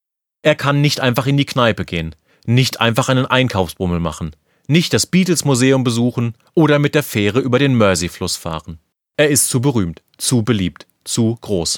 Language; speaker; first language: German; native; German